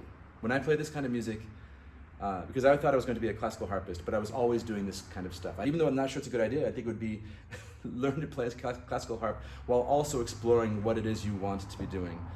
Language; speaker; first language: English; non-native, fluent; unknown